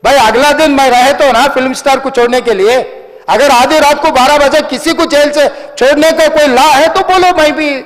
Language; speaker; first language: Hindi; non-native, local second language; Telugu